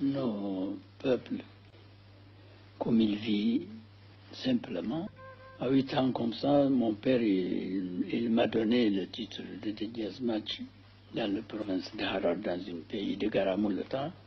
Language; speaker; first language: French; non-native, fluent; Amharic